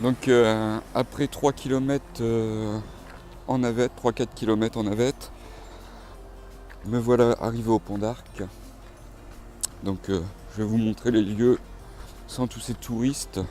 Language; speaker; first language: French; native; French